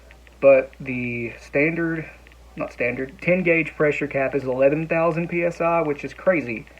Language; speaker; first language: English; native; English